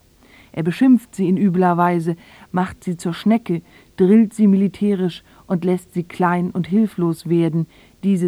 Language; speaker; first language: German; native; German